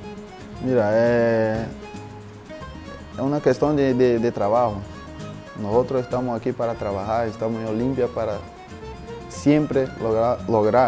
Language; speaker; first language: Spanish; non-native, learner; Portuguese